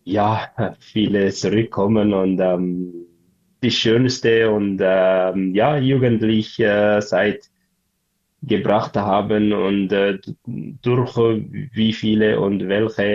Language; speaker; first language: German; non-native, learner; Tigrinya